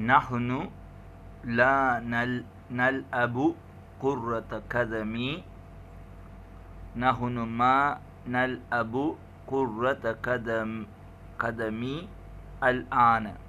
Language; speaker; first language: Arabic; non-native, learner; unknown